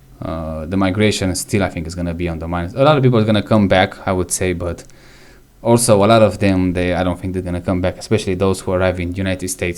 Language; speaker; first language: English; non-native, fluent; Romanian